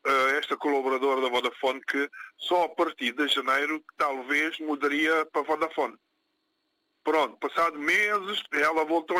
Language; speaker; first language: Portuguese; non-native, local second language; Kabuverdianu